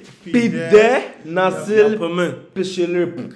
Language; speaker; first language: Turkish; non-native, learner; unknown